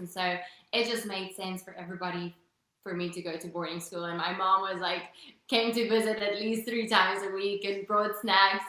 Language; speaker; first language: English; non-native, local second language; Afrikaans